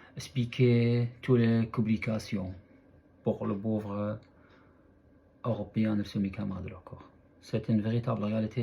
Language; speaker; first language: French; non-native, fluent; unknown